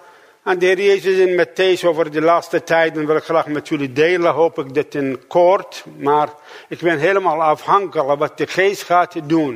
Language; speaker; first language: Dutch; non-native, fluent; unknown